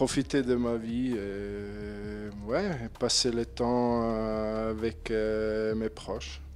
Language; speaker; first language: French; non-native, learner; German